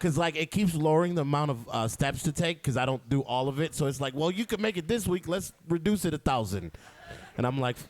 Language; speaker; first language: English; native; English